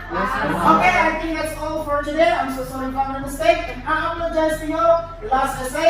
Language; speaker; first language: English; non-native, fluent; Indonesian